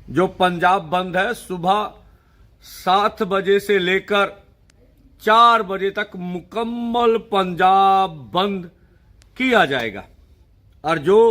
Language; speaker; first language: Hindi; non-native, local second language; Punjabi